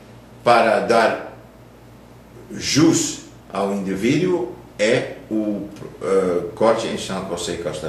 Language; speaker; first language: Portuguese; non-native, fluent; Dutch